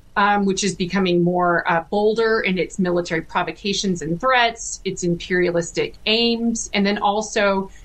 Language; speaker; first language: English; native; English